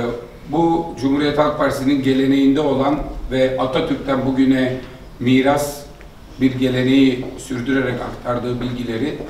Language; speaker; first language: Turkish; native; Turkish